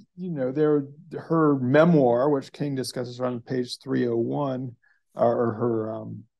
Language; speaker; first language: English; native; English